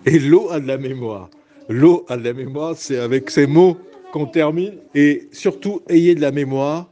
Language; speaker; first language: French; native; French